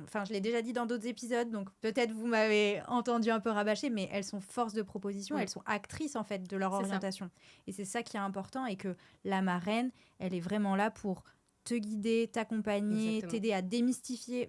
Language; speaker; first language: French; native; French